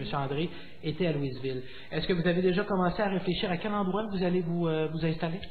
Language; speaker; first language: French; native; French